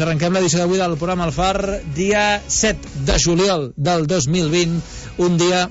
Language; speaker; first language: Catalan; native; Catalan